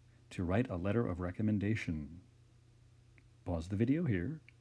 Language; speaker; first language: English; native; English